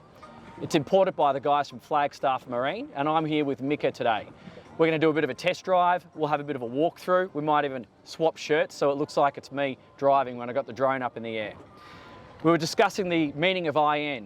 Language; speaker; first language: English; native; English